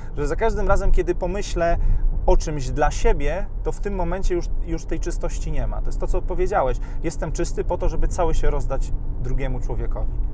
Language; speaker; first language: Polish; native; Polish